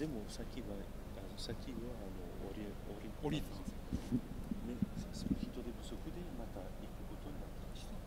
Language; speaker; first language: Japanese; native; Japanese